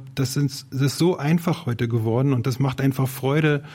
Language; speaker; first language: German; native; German